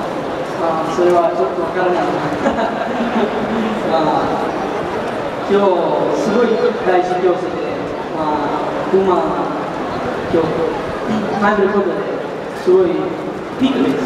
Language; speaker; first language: Japanese; non-native, learner; Italian